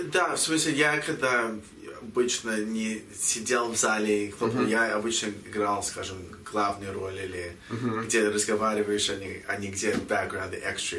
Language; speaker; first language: Russian; early bilingual, heritage; Russian